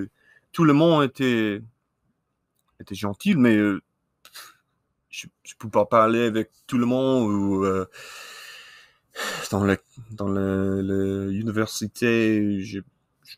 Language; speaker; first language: French; non-native, learner; English